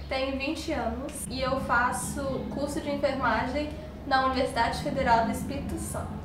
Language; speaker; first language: Portuguese; early bilingual, heritage; Portuguese